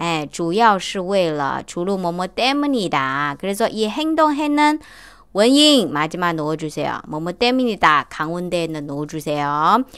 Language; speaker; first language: Korean; non-native, fluent; Chinese